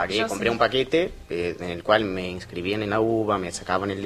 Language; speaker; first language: Spanish; non-native, fluent; Portuguese